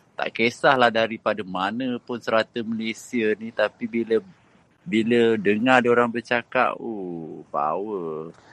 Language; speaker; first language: Malay; native; Malay